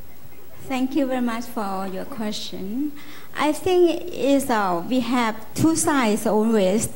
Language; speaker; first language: English; non-native, learner; Lao